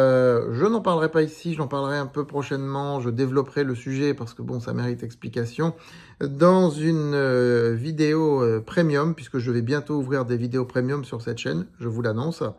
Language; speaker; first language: French; native; French